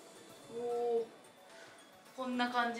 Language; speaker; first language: Japanese; native; Japanese